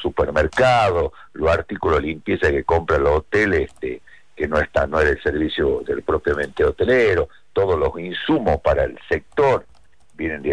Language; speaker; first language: Spanish; native; Spanish